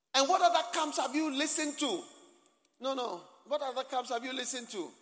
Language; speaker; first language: English; non-native, local second language; Akan